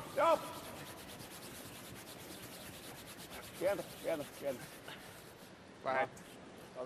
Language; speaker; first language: Finnish; native; Finnish